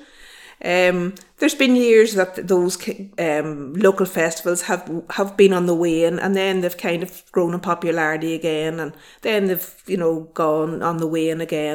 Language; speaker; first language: English; native; English